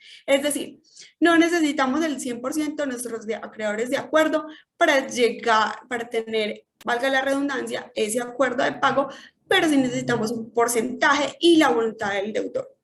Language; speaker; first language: Spanish; native; Spanish